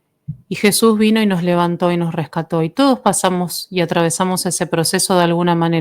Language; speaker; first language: Spanish; native; Spanish